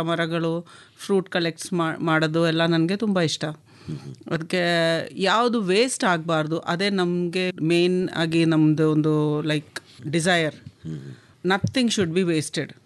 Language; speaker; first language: Kannada; non-native, local second language; Malayalam